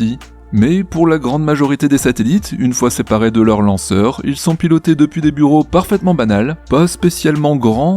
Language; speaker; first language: French; native; French